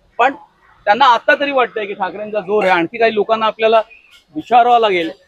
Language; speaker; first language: Marathi; native; Marathi